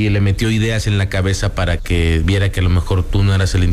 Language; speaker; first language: Spanish; native; Spanish